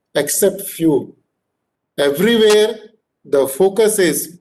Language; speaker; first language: English; non-native, local second language; Hindi